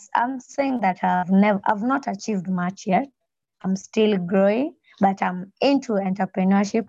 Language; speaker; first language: English; non-native, local second language; Luo (Kenya and Tanzania)